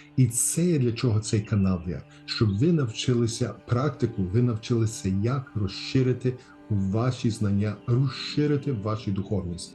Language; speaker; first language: Ukrainian; early bilingual, heritage; Ukrainian